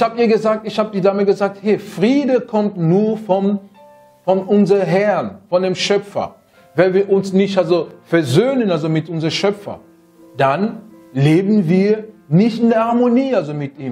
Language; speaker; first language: German; non-native, fluent; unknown